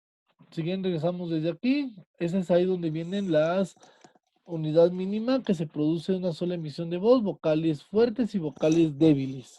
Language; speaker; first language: Spanish; native; Spanish